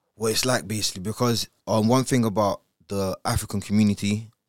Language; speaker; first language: English; early bilingual, other home language; Italian